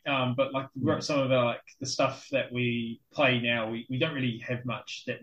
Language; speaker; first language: English; native; English